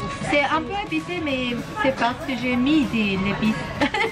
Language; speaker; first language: French; non-native, learner; Spanish